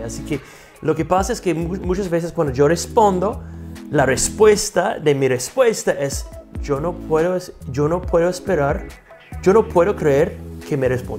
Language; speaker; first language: Spanish; non-native, fluent; English